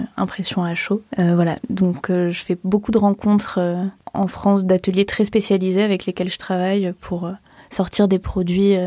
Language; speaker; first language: French; native; French